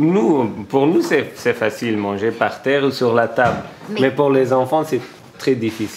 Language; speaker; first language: French; non-native, learner; Persian